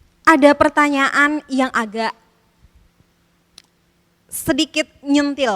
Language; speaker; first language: Indonesian; native; Indonesian